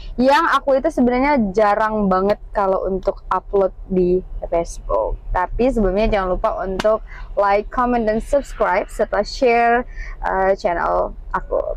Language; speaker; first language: Indonesian; native; Indonesian